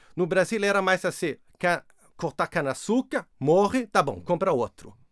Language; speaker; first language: Portuguese; non-native, fluent; Swedish